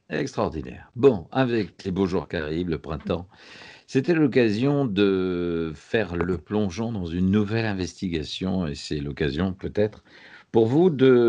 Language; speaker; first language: French; native; French